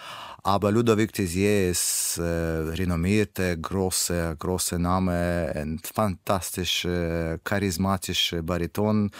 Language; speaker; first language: German; non-native, learner; Russian